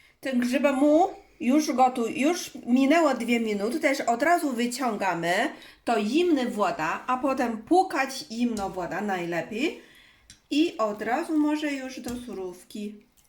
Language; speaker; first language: Polish; non-native, learner; Chinese